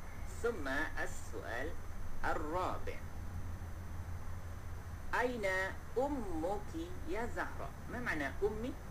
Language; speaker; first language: Arabic; non-native, fluent; Malay